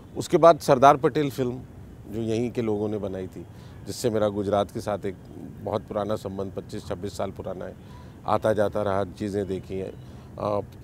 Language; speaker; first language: Hindi; native; Hindi